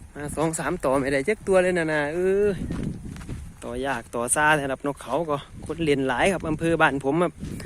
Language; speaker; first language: Thai; native; Thai